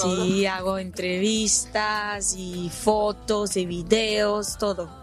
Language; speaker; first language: Spanish; non-native, fluent; Portuguese